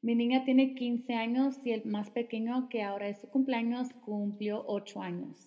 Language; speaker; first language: Spanish; early bilingual, heritage; Spanish